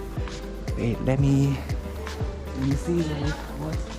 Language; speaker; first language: English; non-native, learner; Chinese